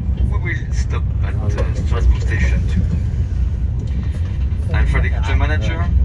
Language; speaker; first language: English; non-native, fluent; French